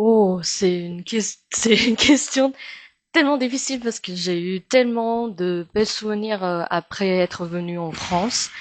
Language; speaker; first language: French; non-native, fluent; Min Nan Chinese